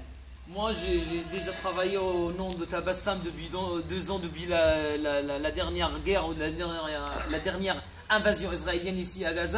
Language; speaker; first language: French; non-native, fluent; Arabic